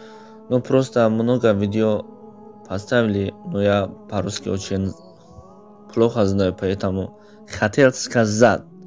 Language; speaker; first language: Russian; non-native, learner; Tajik